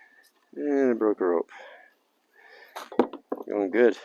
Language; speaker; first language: English; native; English